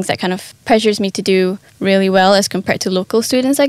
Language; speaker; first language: English; non-native, local second language; Malay